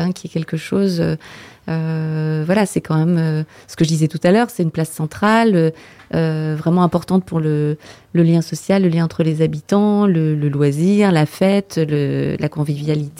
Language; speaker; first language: French; native; French